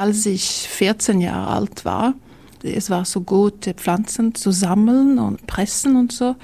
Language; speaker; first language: German; non-native, learner; Swedish